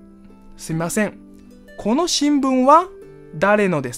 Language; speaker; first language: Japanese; non-native, fluent; Chinese